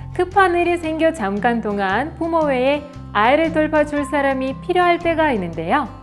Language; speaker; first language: Korean; non-native, fluent; Russian